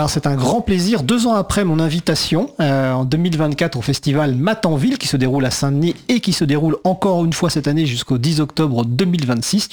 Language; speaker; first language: French; native; French